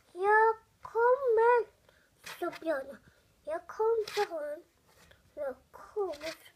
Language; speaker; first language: Swedish; early bilingual, other home language; Russian